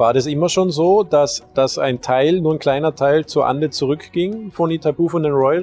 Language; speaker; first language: German; native; German